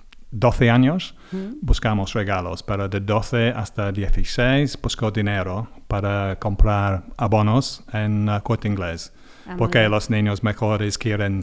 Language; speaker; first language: Spanish; non-native, learner; English